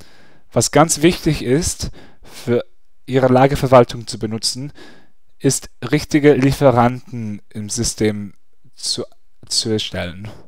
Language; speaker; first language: German; non-native, fluent; English